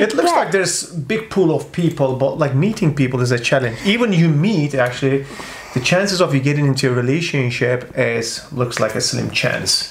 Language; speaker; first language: English; non-native, fluent; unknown